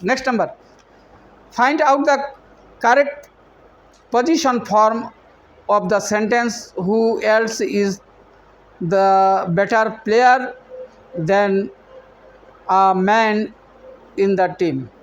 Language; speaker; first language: English; non-native, local second language; Bangla